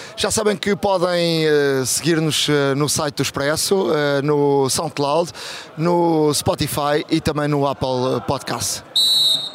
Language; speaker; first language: Portuguese; native; Portuguese